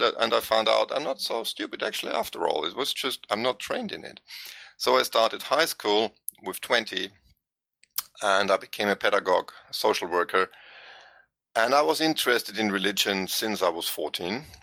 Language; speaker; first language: English; non-native, fluent; German